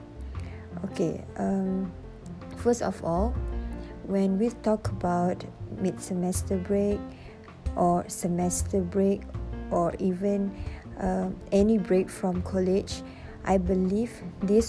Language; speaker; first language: English; non-native, local second language; Malay